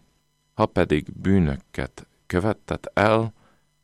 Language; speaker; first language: Hungarian; non-native, fluent; English